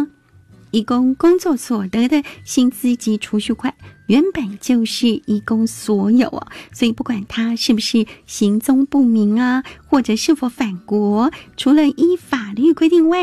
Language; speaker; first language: Chinese; native; Chinese